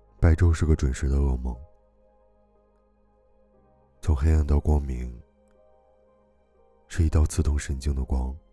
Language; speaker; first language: Chinese; native; Chinese